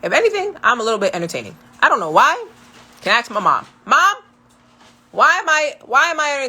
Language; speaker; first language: English; native; English